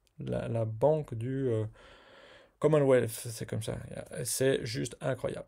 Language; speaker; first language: French; native; French